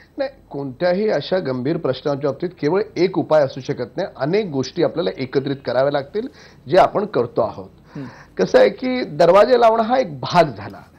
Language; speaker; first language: Marathi; native; Marathi